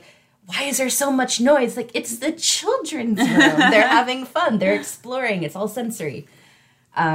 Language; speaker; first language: English; native; English